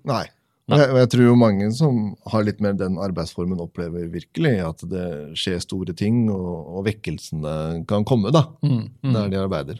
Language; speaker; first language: Norwegian; native; Norwegian